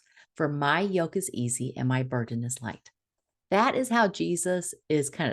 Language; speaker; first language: English; native; English